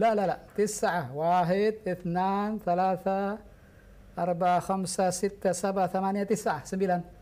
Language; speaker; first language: Arabic; non-native, fluent; Indonesian